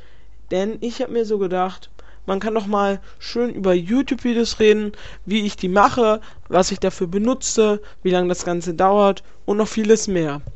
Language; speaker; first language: German; native; German